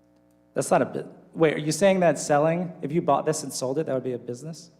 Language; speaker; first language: English; native; English